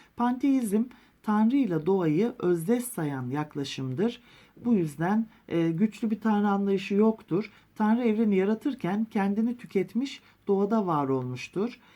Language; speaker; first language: Turkish; native; Turkish